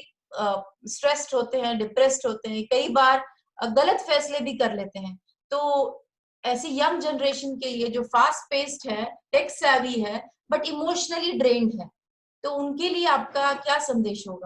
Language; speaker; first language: Hindi; native; Hindi